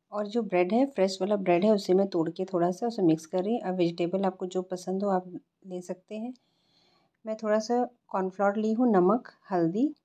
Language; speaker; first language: Hindi; native; Hindi